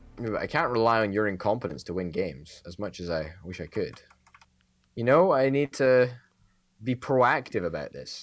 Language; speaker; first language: English; native; English